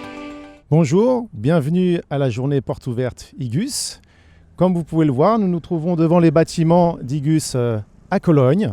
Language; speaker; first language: French; native; French